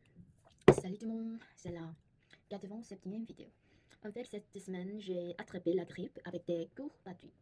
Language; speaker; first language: French; non-native, learner; Korean